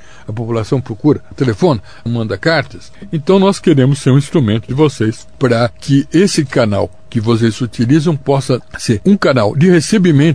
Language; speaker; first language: Portuguese; native; Portuguese